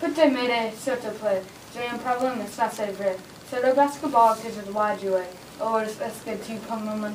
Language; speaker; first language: French; non-native, learner; English